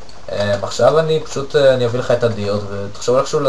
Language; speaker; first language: Hebrew; native; Hebrew